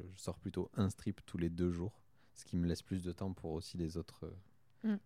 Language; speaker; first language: French; native; French